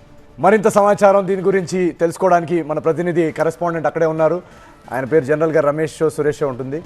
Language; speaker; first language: Telugu; native; Telugu